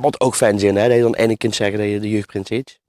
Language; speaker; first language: Dutch; native; Dutch